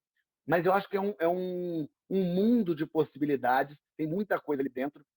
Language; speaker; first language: Portuguese; native; Portuguese